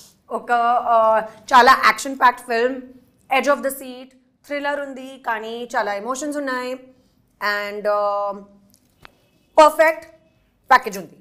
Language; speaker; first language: Telugu; non-native, learner; Hindi